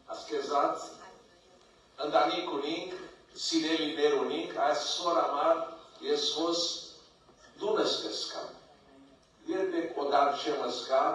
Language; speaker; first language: Armenian; early bilingual, heritage; Armenian